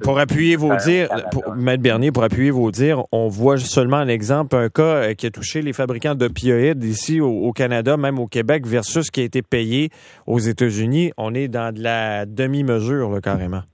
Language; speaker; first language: French; native; French